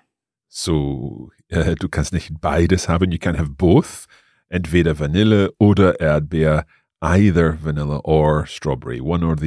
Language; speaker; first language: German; non-native, learner; English